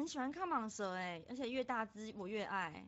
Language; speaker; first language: Chinese; native; Chinese